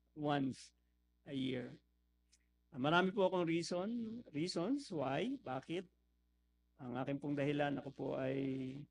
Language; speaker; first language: Filipino; native; Filipino